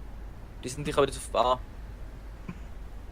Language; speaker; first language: German; native; German